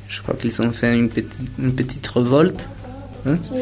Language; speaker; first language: French; non-native, fluent; Spanish